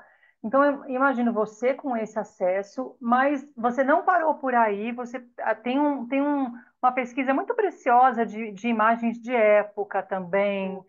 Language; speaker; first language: Portuguese; native; Portuguese